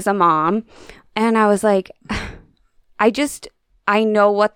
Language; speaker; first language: English; native; English